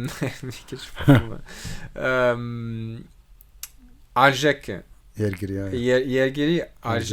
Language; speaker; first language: Armenian; non-native, learner; French